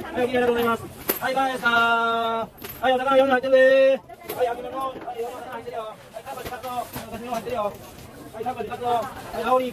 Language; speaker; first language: Japanese; native; Japanese